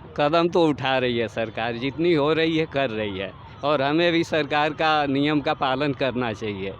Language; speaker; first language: Hindi; native; Hindi